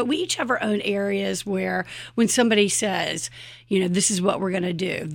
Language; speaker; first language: English; native; English